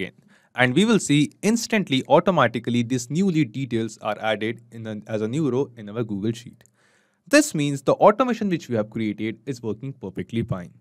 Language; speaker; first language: English; non-native, local second language; Hindi